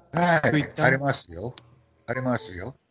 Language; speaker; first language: Japanese; non-native, learner; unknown